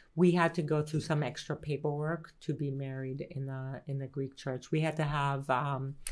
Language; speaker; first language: English; early bilingual, other home language; Greek